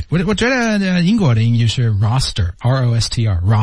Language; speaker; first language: Chinese; non-native, learner; English